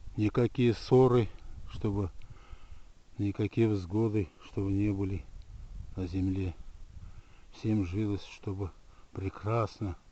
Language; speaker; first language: Russian; non-native, local second language; Kazakh